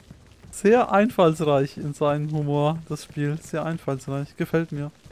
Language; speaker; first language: German; native; German